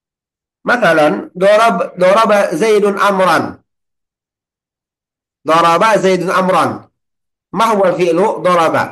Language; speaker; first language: Arabic; non-native, fluent; Indonesian